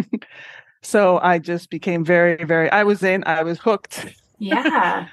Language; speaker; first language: English; non-native, fluent; Spanish